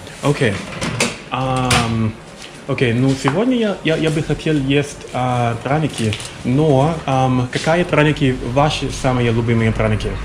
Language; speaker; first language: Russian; non-native, learner; English